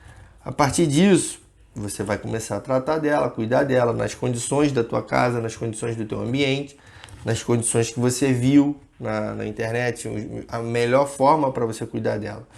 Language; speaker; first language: Portuguese; native; Portuguese